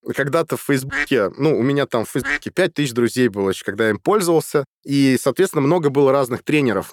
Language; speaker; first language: Russian; native; Russian